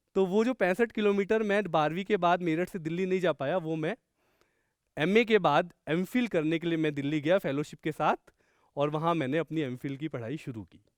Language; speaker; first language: Hindi; native; Hindi